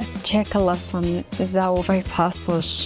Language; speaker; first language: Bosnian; non-native, fluent; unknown